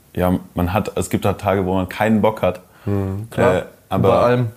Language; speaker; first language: German; native; German